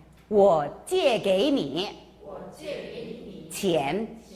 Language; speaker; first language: Chinese; non-native, fluent; Korean